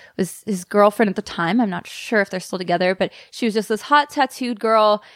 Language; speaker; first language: English; native; English